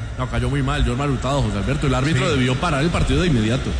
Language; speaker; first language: Spanish; native; Spanish